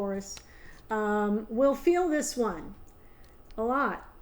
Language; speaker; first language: English; native; English